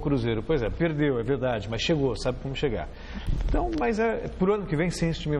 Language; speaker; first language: Portuguese; native; Portuguese